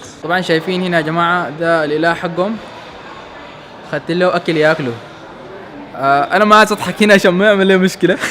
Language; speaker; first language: Arabic; native; Arabic